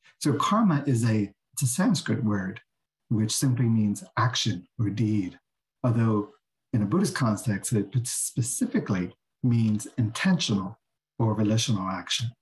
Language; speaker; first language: English; native; English